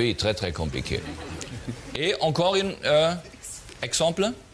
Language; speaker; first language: French; non-native, learner; German